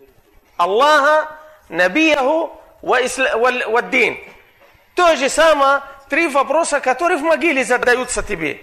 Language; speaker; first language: Russian; non-native, fluent; Arabic